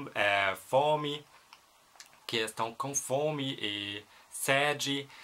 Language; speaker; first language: Portuguese; non-native, fluent; German